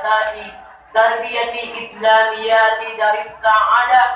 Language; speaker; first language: Arabic; non-native, learner; Achinese